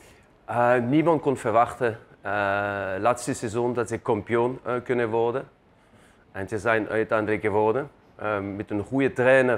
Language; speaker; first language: Dutch; non-native, fluent; German